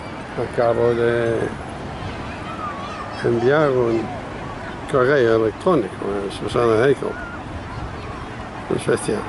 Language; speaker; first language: Spanish; non-native, fluent; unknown